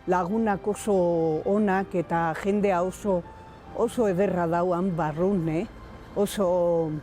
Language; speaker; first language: Basque; non-native, local second language; Spanish